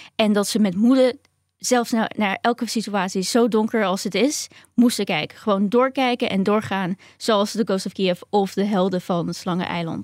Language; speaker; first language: Dutch; early bilingual, other home language; Ukrainian